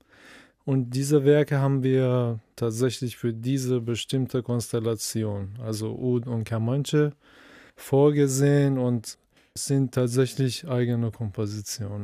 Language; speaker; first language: German; non-native, fluent; Persian